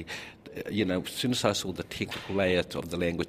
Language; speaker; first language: English; native; English